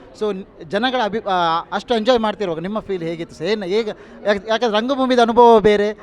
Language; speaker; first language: Kannada; non-native, local second language; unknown